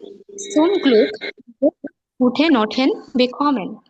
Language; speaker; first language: German; non-native, learner; Bangla